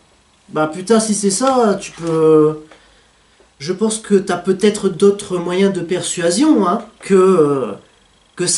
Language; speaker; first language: French; native; French